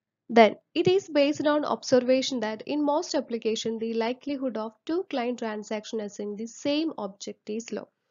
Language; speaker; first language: English; non-native, local second language; Malayalam